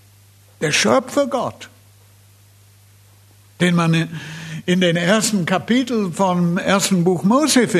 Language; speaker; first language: German; non-native, fluent; English